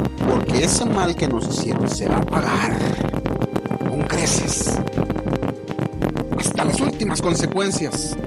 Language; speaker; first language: Spanish; native; Spanish